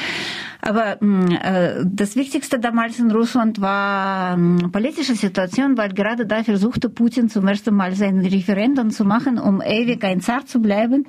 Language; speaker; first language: German; non-native, fluent; Russian